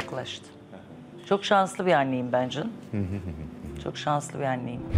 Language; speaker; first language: Turkish; native; Turkish